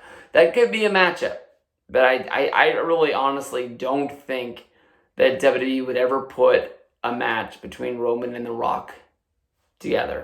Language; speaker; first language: English; native; English